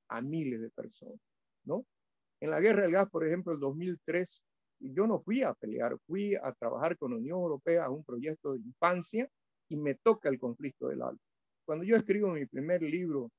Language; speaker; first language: Spanish; native; Spanish